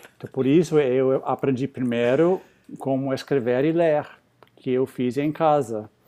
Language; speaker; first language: Portuguese; non-native, fluent; English